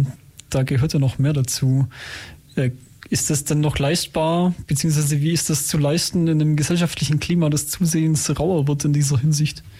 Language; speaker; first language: German; native; German